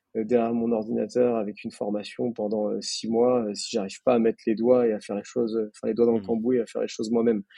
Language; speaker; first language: French; native; French